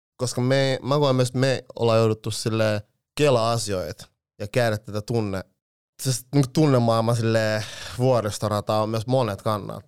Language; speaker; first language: Finnish; early bilingual, other home language; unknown